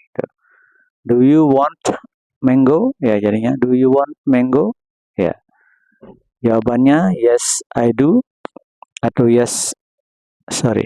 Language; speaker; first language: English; non-native, learner; Indonesian